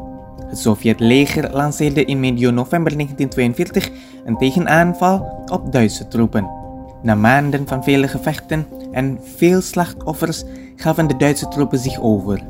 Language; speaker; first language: Dutch; non-native, fluent; Indonesian